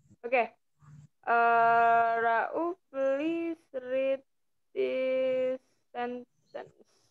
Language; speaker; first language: English; non-native, fluent; Indonesian